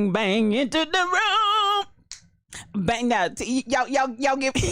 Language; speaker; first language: English; native; English